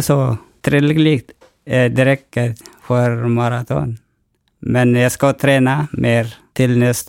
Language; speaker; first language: Swedish; non-native, learner; Oromo